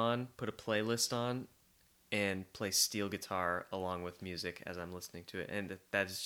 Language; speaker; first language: English; native; English